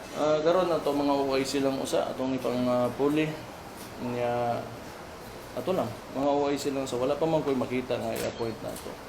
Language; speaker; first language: Cebuano; native; Cebuano